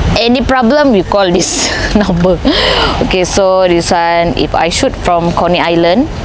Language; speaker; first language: English; non-native, learner; Indonesian